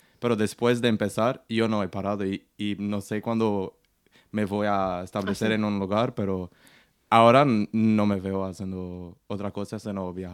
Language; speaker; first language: Spanish; non-native, learner; Portuguese